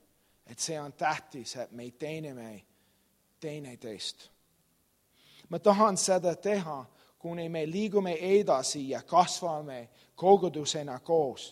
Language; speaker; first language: Estonian; non-native, learner; English